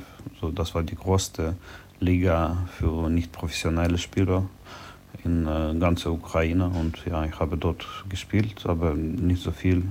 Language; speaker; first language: German; non-native, learner; Ukrainian